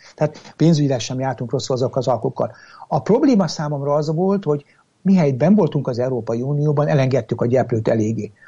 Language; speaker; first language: Hungarian; native; Hungarian